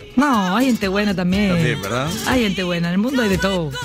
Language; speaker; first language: Spanish; native; Spanish